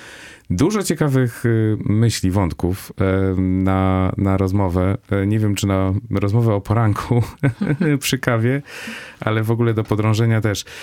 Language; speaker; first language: Polish; native; Polish